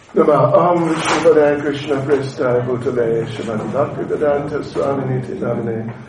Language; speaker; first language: Russian; non-native, learner; English